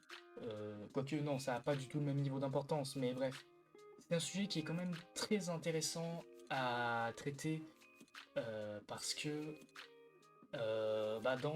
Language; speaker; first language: French; native; French